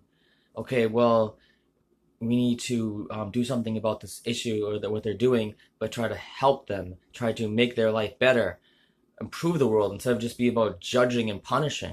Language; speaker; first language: English; native; English